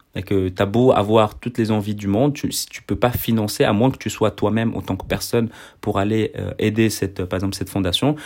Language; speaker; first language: French; native; French